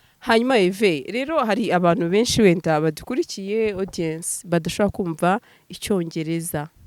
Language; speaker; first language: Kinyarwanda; native; Kinyarwanda